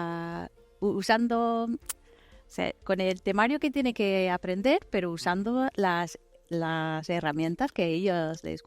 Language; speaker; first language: Spanish; non-native, fluent; English